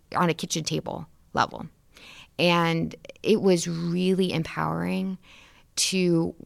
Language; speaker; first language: English; native; English